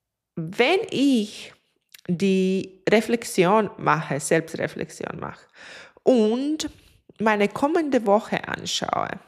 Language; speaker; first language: German; non-native, fluent; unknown